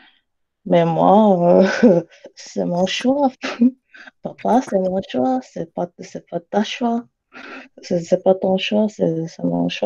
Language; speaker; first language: French; non-native, learner; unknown